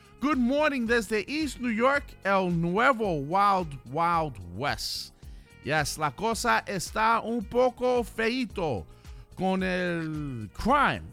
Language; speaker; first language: Spanish; early bilingual, heritage; Spanish